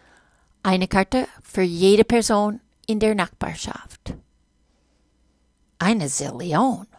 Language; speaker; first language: German; non-native, fluent; English